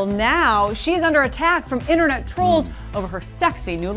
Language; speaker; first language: English; native; English